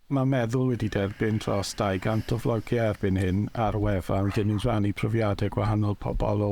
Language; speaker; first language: Welsh; native; Welsh